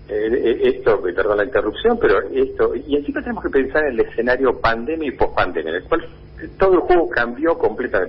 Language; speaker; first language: Spanish; native; Spanish